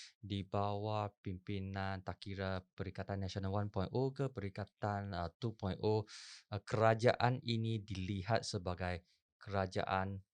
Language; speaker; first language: Malay; non-native, local second language; Chinese